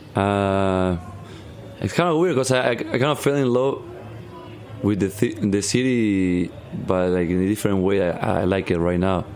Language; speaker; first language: English; non-native, learner; Spanish